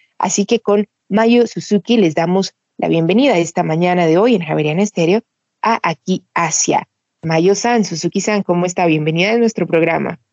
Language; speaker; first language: Spanish; native; Spanish